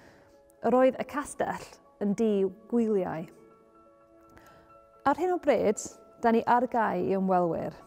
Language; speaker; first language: Welsh; non-native, learner; English